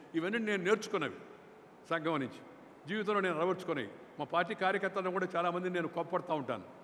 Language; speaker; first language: Telugu; native; Telugu